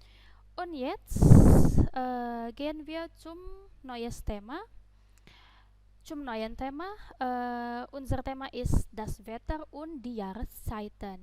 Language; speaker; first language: German; non-native, fluent; Indonesian